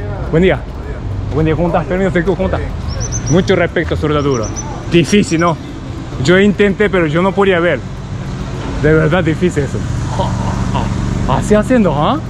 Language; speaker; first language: Spanish; non-native, learner; Japanese